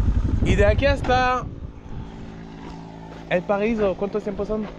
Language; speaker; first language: Spanish; non-native, fluent; French